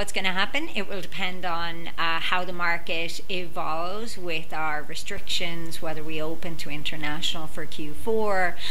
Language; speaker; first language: English; native; English